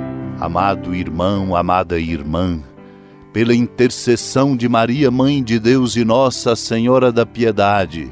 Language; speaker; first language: Portuguese; native; Portuguese